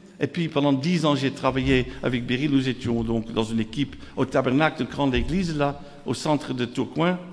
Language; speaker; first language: French; non-native, fluent; Dutch